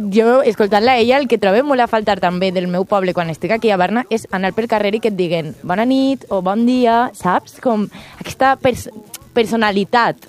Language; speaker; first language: Catalan; native; Catalan